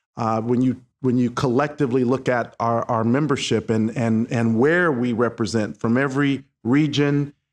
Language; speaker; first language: English; native; English